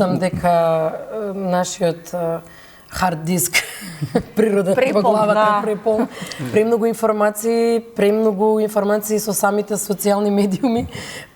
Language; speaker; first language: Macedonian; native; Macedonian